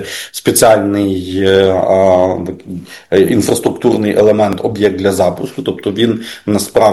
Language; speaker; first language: Ukrainian; native; Ukrainian